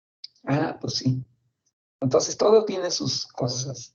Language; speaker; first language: Spanish; native; Spanish